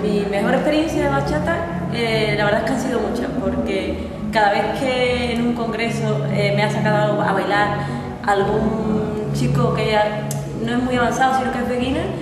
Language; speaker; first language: Spanish; native; Spanish